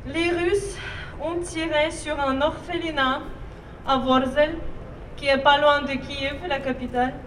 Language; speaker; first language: French; non-native, fluent; Ukrainian